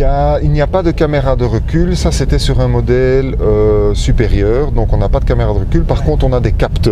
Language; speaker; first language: French; native; French